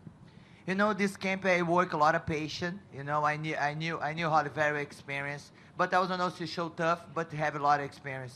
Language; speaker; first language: English; non-native, learner; Portuguese